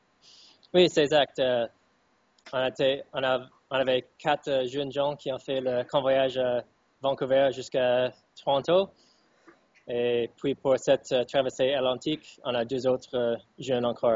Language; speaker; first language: French; non-native, fluent; English